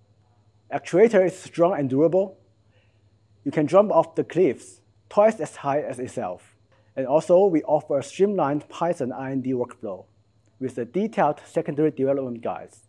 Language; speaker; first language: English; non-native, fluent; Chinese